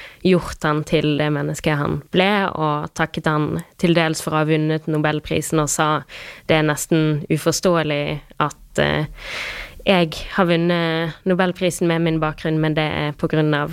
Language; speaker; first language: Norwegian; non-native, fluent; French